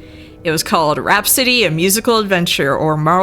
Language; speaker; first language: English; native; English